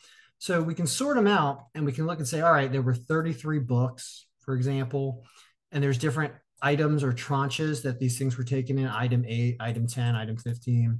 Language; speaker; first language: English; native; English